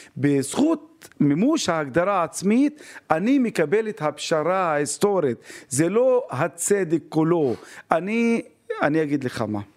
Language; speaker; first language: Hebrew; non-native, local second language; Arabic